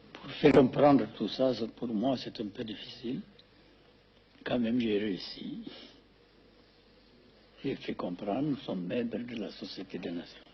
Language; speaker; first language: French; non-native, fluent; Amharic